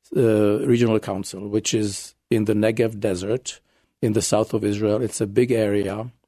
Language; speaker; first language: English; non-native, fluent; Czech